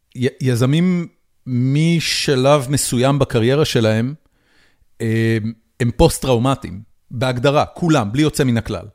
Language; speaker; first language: Hebrew; native; Hebrew